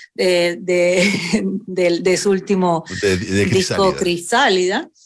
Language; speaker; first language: Spanish; native; Spanish